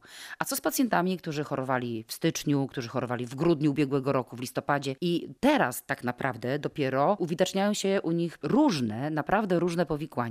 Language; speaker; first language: Polish; native; Polish